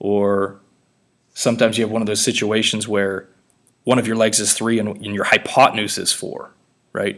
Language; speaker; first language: English; native; English